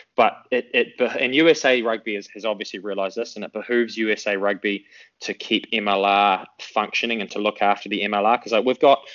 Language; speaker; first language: English; native; English